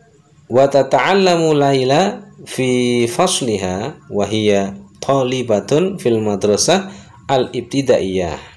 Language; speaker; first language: Arabic; non-native, fluent; Indonesian